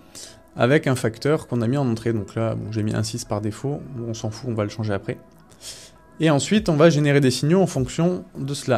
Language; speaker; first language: French; native; French